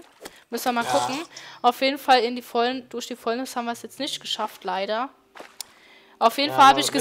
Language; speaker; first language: German; native; German